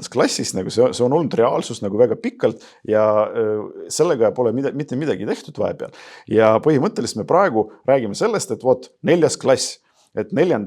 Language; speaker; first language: Estonian; non-native, local second language; Russian